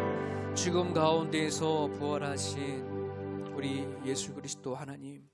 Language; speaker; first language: Korean; native; Korean